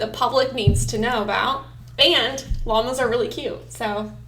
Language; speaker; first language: English; native; English